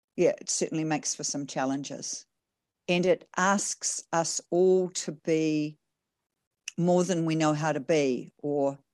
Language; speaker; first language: English; native; English